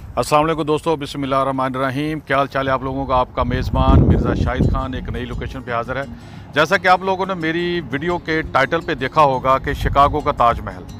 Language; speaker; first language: Urdu; native; Urdu